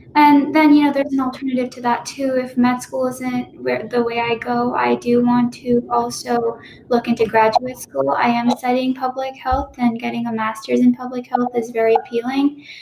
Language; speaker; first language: English; native; English